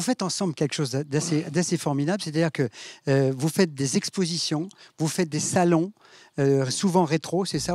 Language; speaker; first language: French; native; French